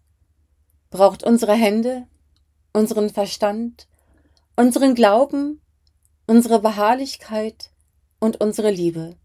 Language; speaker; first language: German; native; German